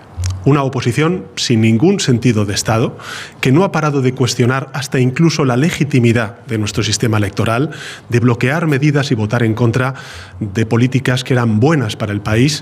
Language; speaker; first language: Spanish; native; Spanish